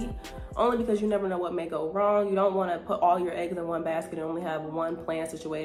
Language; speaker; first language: English; native; English